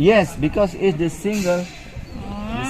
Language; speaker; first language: English; non-native, learner; Indonesian